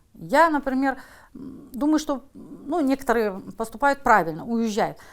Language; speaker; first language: Russian; non-native, local second language; Crimean Tatar